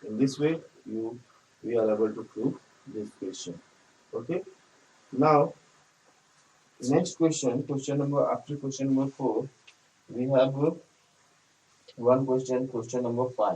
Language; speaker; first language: English; non-native, local second language; Hindi